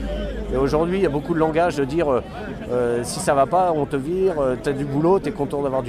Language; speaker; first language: French; native; French